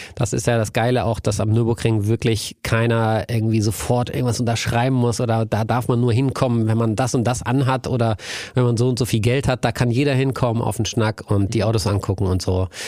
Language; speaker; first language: German; native; German